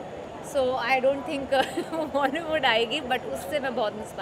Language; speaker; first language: Hindi; native; Hindi